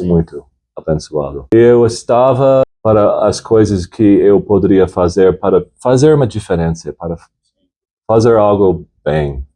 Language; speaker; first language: Portuguese; non-native, fluent; English